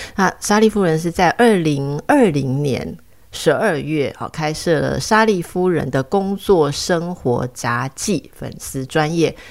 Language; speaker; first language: Chinese; native; Chinese